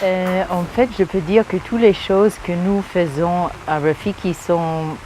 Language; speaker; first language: French; early bilingual, heritage; English